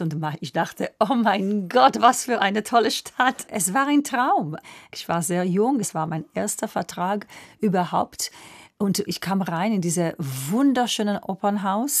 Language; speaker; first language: German; non-native, fluent; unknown